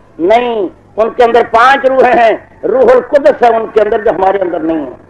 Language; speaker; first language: Urdu; native; Urdu